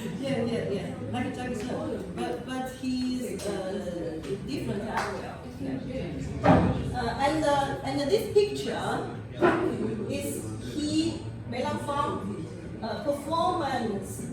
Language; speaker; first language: English; non-native, learner; Chinese